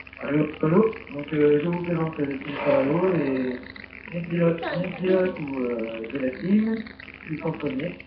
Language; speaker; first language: French; native; French